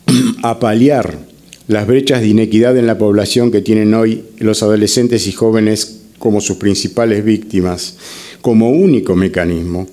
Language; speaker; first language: Spanish; native; Spanish